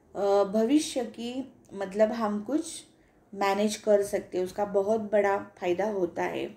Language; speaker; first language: Hindi; non-native, local second language; Marathi